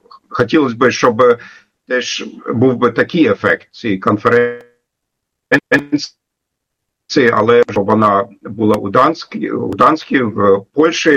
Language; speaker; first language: Ukrainian; non-native, fluent; German